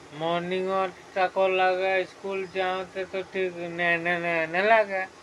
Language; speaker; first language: Assamese; non-native, local second language; Sadri